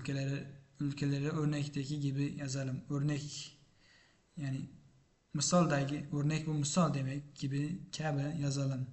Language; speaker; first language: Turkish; non-native, fluent; Uzbek